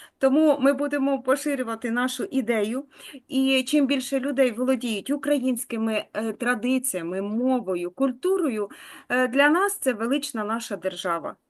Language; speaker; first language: Ukrainian; native; Ukrainian